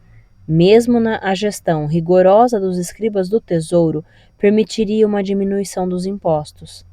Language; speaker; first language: Portuguese; native; Portuguese